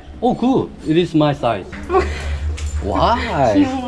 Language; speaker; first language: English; non-native, learner; Korean